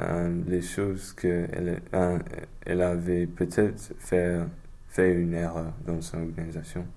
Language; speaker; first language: French; non-native, learner; English